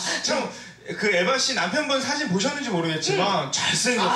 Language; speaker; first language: Korean; native; Korean